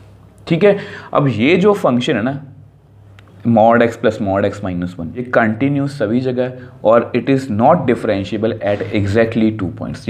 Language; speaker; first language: Hindi; native; Hindi